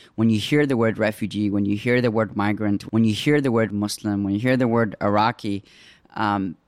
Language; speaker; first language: English; early bilingual, other home language; Arabic